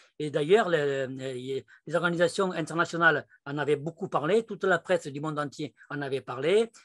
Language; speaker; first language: French; native; French